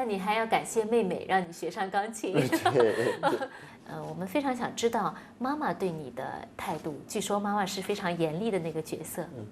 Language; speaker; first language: Chinese; native; Chinese